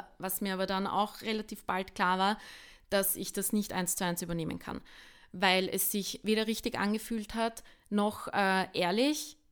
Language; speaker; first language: German; early bilingual, other home language; Bosnian